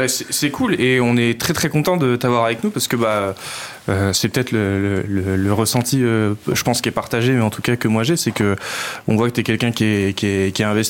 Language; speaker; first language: French; native; French